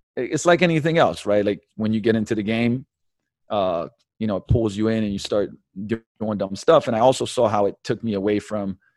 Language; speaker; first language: English; early bilingual, other home language; Slovenian